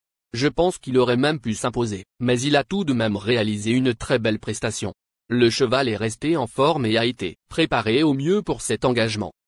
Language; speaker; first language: French; native; French